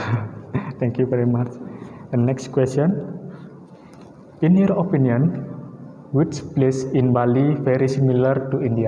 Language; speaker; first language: English; non-native, learner; Indonesian